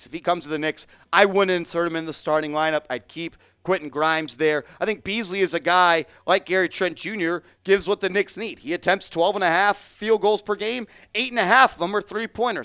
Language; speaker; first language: English; native; English